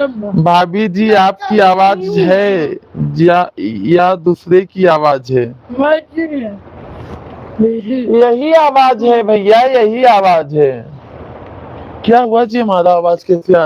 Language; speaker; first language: Hindi; non-native, local second language; Bhojpuri